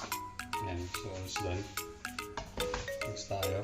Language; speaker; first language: Filipino; native; Filipino